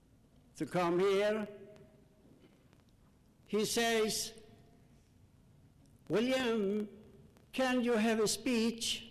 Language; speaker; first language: English; non-native, learner; Swedish